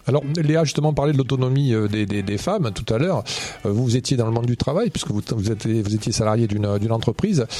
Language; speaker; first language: French; native; French